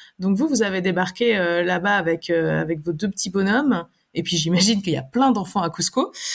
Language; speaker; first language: French; native; French